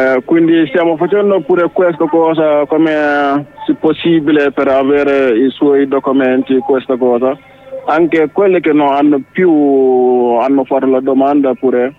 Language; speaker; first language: Italian; non-native, learner; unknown